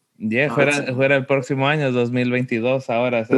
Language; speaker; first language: Spanish; early bilingual, heritage; Spanish